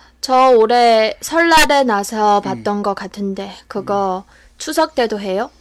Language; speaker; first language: Korean; non-native, fluent; Chinese